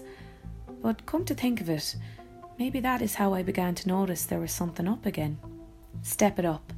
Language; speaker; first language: English; native; English